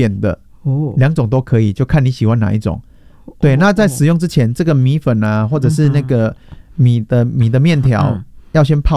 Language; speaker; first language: Chinese; native; Chinese